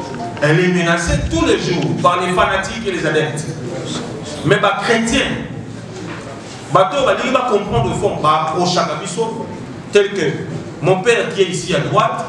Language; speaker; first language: French; non-native, local second language; Lingala